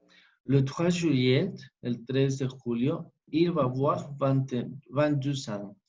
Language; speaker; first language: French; non-native, fluent; Spanish